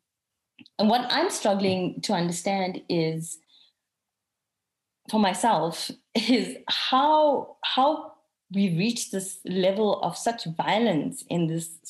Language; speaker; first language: English; native; English